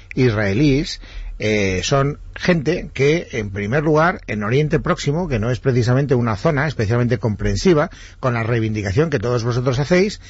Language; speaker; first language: Spanish; native; Spanish